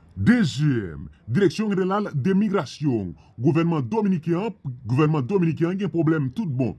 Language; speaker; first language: Haitian Creole; non-native, fluent; Spanish